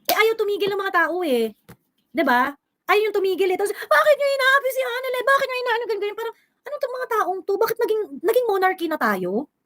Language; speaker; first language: Filipino; native; Filipino